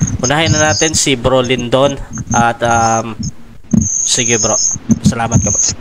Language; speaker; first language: Filipino; non-native, local second language; Hiligaynon